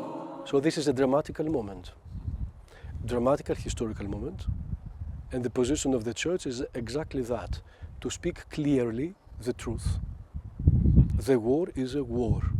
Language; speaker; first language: English; non-native, fluent; Ukrainian